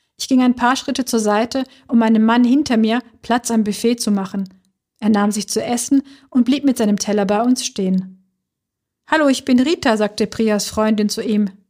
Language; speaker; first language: German; early bilingual, other home language; Turkish